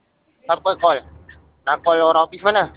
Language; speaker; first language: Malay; non-native, local second language; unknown